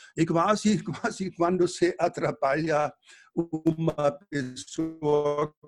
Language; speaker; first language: Portuguese; non-native, fluent; German